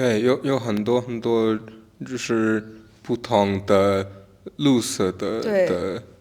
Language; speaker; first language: Chinese; non-native, learner; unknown